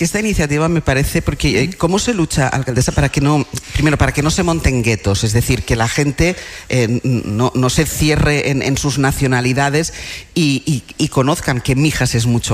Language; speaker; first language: Spanish; native; Spanish